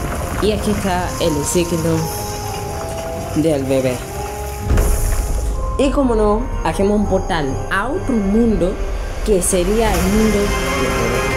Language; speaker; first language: Spanish; native; Spanish